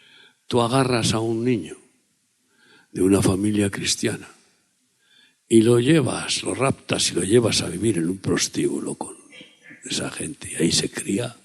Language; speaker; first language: Spanish; native; Spanish